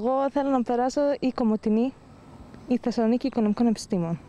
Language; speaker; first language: Greek; non-native, local second language; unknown